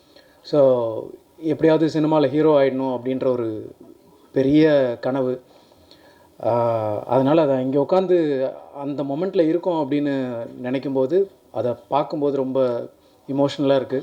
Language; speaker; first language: Tamil; native; Tamil